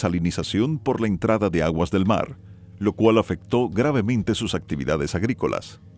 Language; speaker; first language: Spanish; native; Spanish